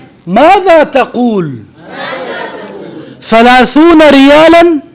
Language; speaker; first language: Arabic; non-native, fluent; Urdu